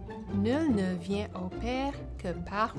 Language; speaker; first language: French; native; French